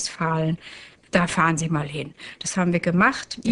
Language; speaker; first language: German; native; German